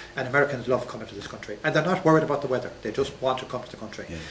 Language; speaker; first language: English; native; English